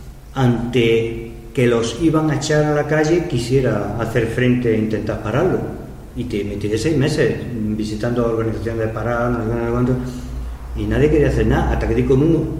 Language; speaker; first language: Spanish; native; Spanish